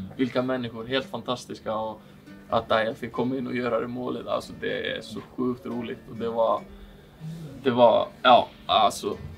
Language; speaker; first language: Swedish; non-native, fluent; Icelandic